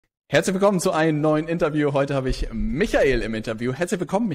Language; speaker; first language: German; native; German